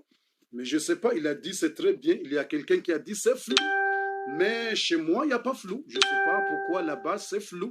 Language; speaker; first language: French; non-native, learner; Comorian